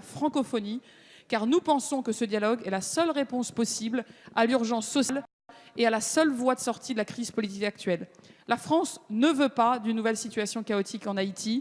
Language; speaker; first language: French; native; French